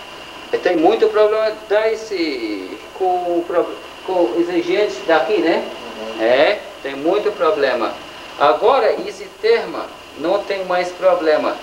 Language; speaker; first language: Portuguese; non-native, learner; English